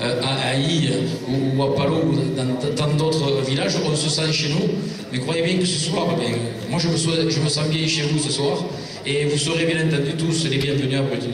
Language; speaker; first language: French; native; French